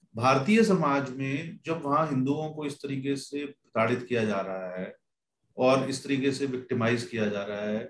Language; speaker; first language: Hindi; native; Hindi